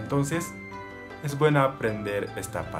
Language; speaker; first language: Spanish; non-native, learner; Japanese